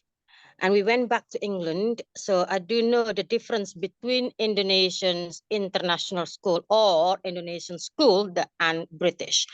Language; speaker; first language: English; non-native, fluent; Indonesian